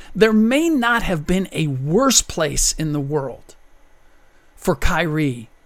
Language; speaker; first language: English; early bilingual, other home language; German